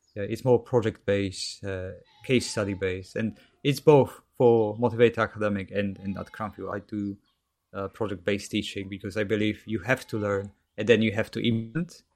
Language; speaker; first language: English; non-native, fluent; Polish